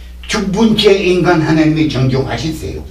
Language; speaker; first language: Korean; non-native, learner; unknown